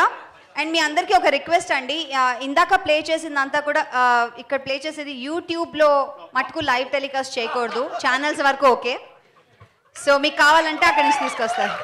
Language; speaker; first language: Telugu; native; Telugu